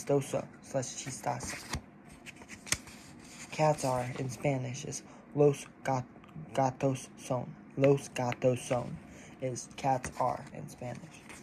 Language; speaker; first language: Spanish; non-native, learner; English